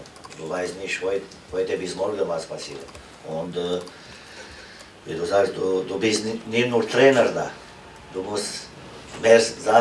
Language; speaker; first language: German; non-native, fluent; Romanian